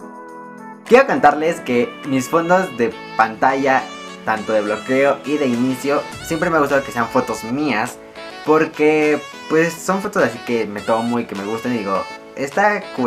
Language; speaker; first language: Spanish; native; Spanish